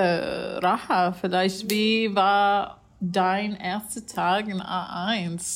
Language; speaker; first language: German; non-native, learner; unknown